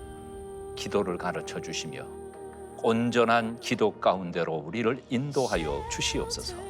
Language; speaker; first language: Korean; native; Korean